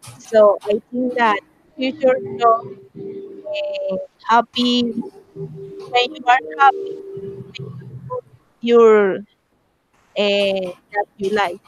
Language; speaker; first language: English; non-native, learner; Spanish